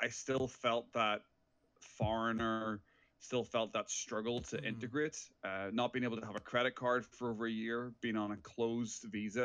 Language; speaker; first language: English; native; English